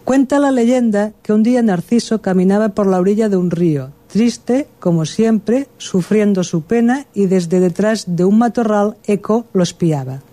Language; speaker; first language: Spanish; non-native, local second language; Catalan